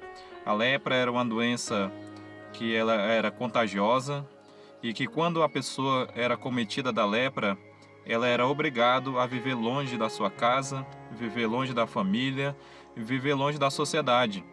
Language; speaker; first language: Portuguese; native; Portuguese